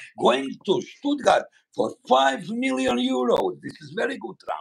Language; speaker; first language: English; non-native, learner; Bosnian